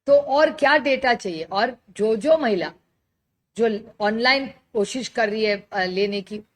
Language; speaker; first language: Hindi; non-native, local second language; Marathi